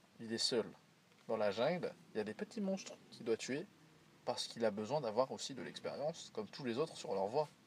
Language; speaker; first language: French; early bilingual, other home language; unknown